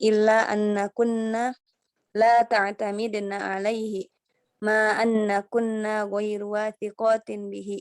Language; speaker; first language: Arabic; non-native, learner; Indonesian